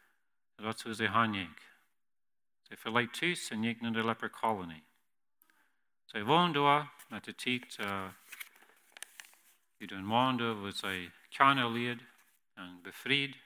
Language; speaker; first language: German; non-native, learner; Plautdietsch